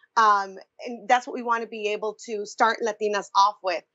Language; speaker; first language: English; native; English